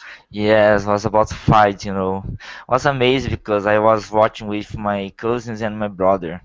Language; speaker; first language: English; non-native, learner; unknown